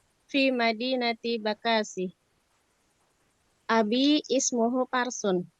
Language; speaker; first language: Arabic; non-native, learner; Indonesian